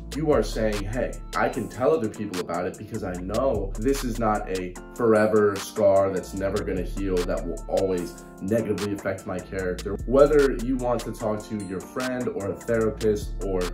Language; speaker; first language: English; native; English